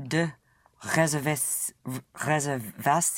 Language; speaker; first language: French; non-native, learner; English